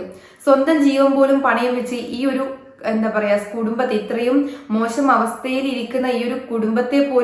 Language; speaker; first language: Malayalam; native; Malayalam